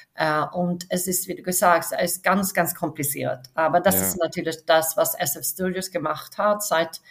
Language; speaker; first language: German; non-native, fluent; Swedish